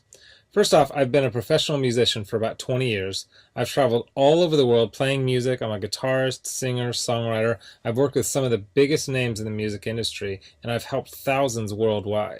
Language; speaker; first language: English; native; English